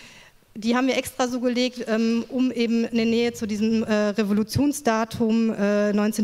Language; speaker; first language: German; native; German